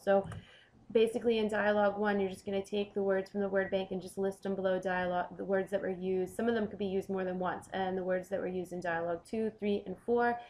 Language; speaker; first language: English; native; English